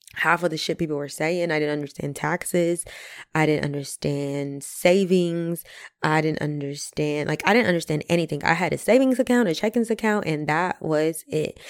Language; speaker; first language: English; early bilingual, other home language; Spanish